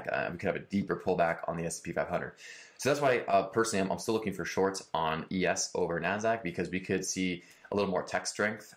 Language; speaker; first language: English; native; English